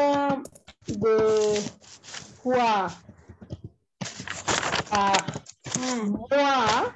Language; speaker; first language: French; non-native, fluent; Spanish